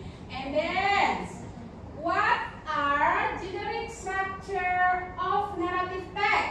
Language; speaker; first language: English; non-native, learner; Indonesian